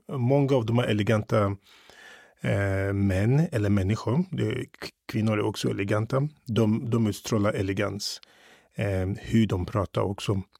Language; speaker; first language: Swedish; early bilingual, other home language; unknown